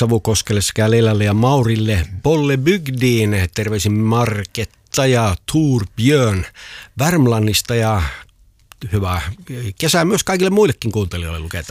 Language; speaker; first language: Finnish; native; Finnish